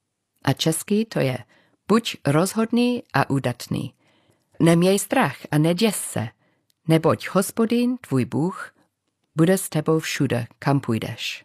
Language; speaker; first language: Czech; non-native, fluent; English